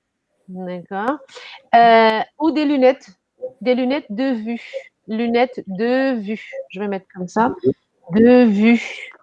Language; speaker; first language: French; non-native, fluent; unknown